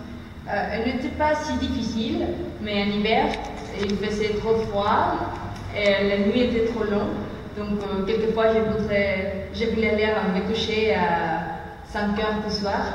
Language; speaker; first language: French; non-native, learner; Spanish